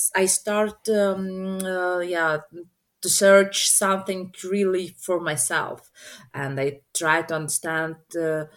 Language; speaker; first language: English; non-native, learner; Latvian